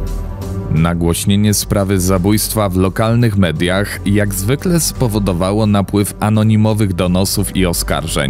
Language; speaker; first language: Polish; native; Polish